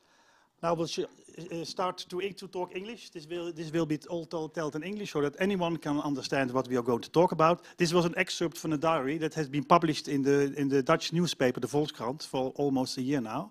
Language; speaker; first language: English; non-native, fluent; Dutch